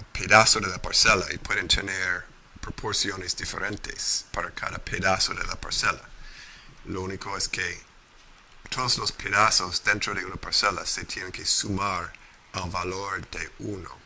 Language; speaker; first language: Spanish; non-native, fluent; English